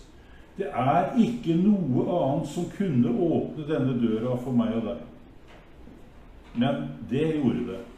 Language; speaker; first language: Norwegian; native; Norwegian